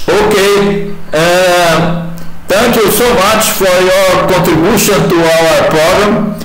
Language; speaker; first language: English; non-native, learner; Portuguese